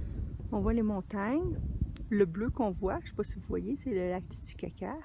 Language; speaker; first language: French; native; French